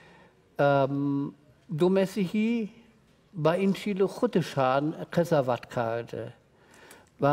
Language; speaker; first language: Persian; non-native, learner; German